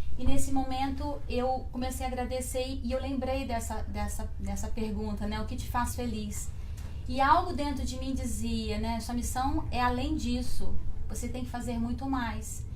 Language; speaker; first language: Portuguese; native; Portuguese